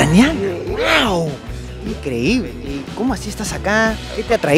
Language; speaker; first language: Spanish; native; Spanish